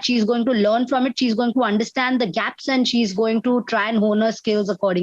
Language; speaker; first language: English; non-native, local second language; Hindi